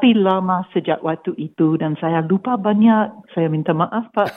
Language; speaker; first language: Indonesian; non-native, learner; English